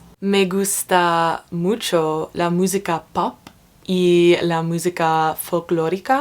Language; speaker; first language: Spanish; non-native, learner; English